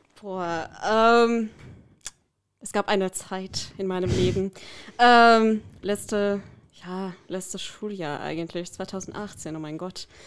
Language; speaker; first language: German; non-native, fluent; Korean